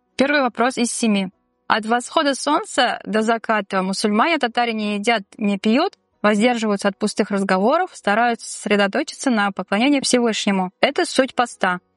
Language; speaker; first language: Russian; non-native, local second language; Tatar